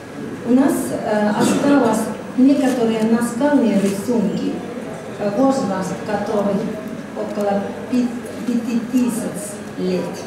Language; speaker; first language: Russian; non-native, fluent; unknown